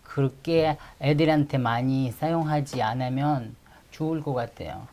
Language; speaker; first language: Korean; non-native, fluent; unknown